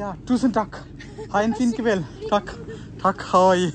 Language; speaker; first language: Norwegian; non-native, learner; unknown